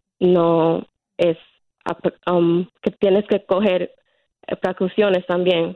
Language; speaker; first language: Spanish; early bilingual, heritage; Spanish